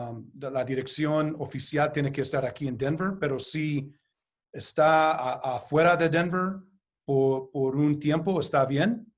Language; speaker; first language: Spanish; early bilingual, heritage; Spanish